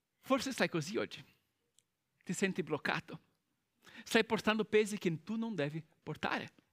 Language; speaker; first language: Italian; non-native, fluent; Portuguese